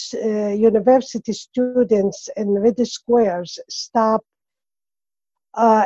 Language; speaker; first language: English; non-native, learner; Arabic